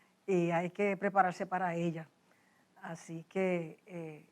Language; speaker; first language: Spanish; native; Spanish